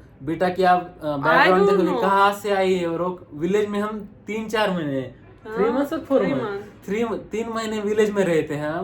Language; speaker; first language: Hindi; non-native, local second language; Marathi